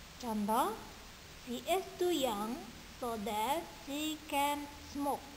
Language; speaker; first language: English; non-native, fluent; Indonesian